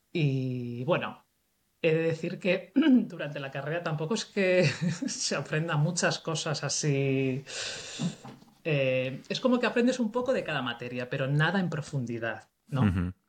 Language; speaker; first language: Spanish; native; Spanish